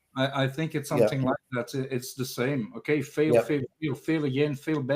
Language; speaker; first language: English; non-native, learner; French